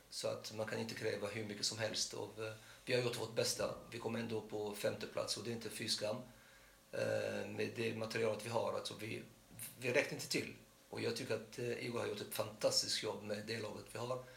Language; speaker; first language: Swedish; non-native, fluent; Arabic